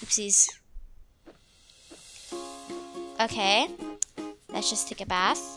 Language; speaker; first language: English; native; English